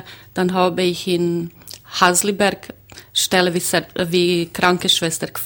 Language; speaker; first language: German; non-native, learner; Croatian